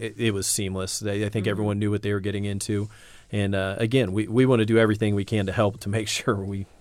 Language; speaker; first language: English; native; English